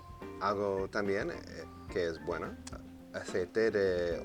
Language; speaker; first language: Spanish; non-native, fluent; English